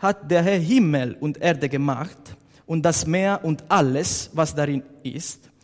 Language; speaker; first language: German; non-native, learner; Italian